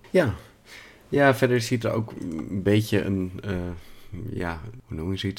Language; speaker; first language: Dutch; native; Dutch